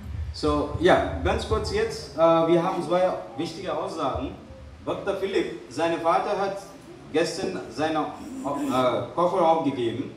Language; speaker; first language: German; non-native, learner; Hindi